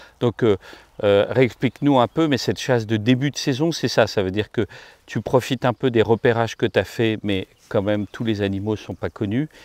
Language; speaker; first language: French; native; French